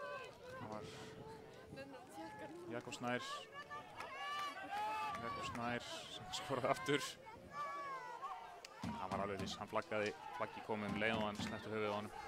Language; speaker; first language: Icelandic; native; Icelandic